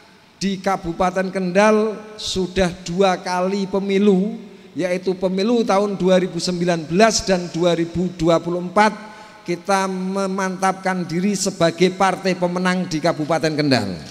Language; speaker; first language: Indonesian; native; Indonesian